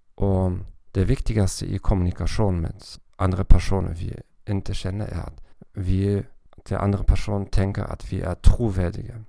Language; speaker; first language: Norwegian; non-native, learner; German